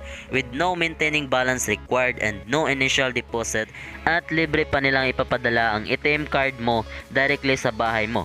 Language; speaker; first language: Filipino; native; Filipino